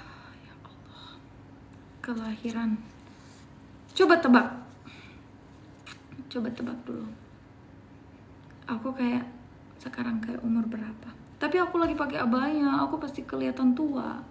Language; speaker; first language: Indonesian; non-native, fluent; Turkish